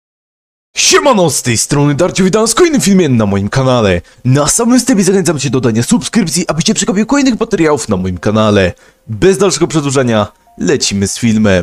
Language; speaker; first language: Polish; native; Polish